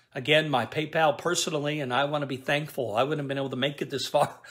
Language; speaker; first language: English; native; English